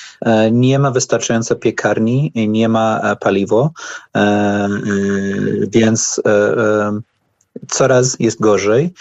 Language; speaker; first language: Polish; non-native, learner; Arabic